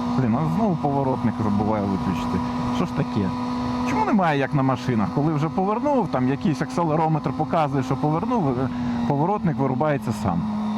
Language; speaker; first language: Ukrainian; non-native, local second language; Russian